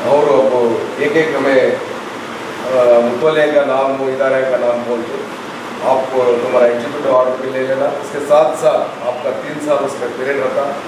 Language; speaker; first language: Hindi; non-native, local second language; Urdu